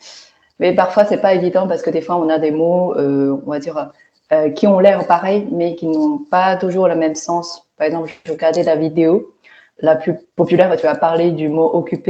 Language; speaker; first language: French; non-native, fluent; Chinese